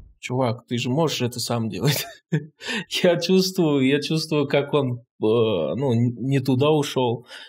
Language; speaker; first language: Russian; non-native, local second language; Kazakh